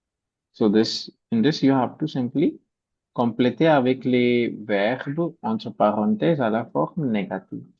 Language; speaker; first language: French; non-native, fluent; Hindi